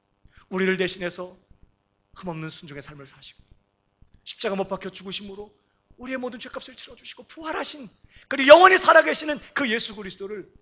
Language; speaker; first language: Korean; native; Korean